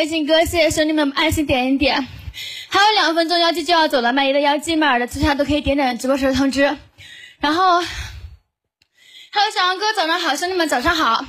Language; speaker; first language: Chinese; native; Chinese